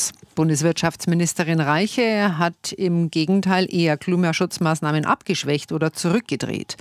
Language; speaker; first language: German; native; German